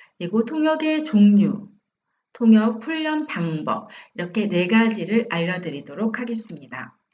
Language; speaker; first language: Korean; native; Korean